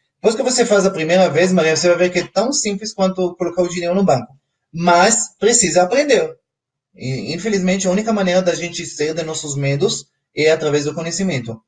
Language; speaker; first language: Portuguese; non-native, fluent; Hebrew